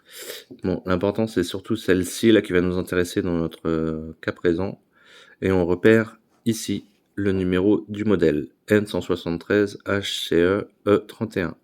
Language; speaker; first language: French; native; French